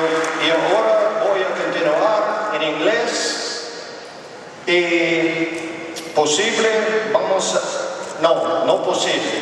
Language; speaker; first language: Spanish; non-native, learner; English